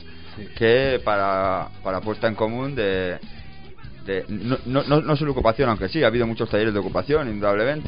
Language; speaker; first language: Spanish; native; Spanish